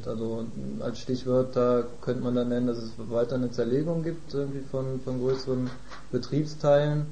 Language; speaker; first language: German; native; German